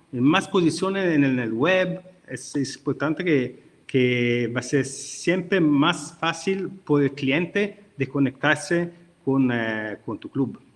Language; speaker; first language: Spanish; non-native, learner; Italian